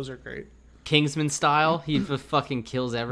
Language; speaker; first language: English; native; English